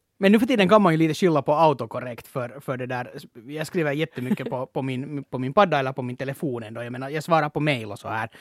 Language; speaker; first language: Swedish; native; Swedish